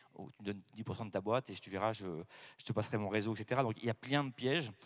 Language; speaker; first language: French; native; French